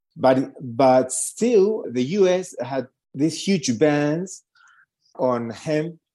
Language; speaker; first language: English; non-native, fluent; Spanish